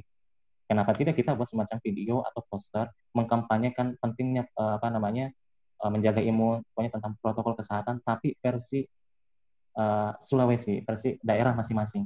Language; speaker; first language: Indonesian; native; Indonesian